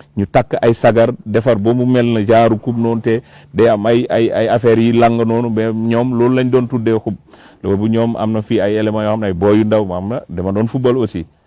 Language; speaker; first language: Wolof; non-native, local second language; Fula